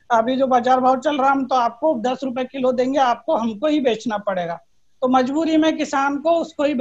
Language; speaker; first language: Hindi; native; Hindi